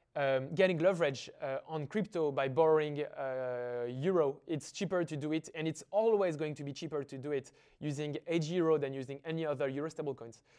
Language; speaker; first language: English; non-native, fluent; French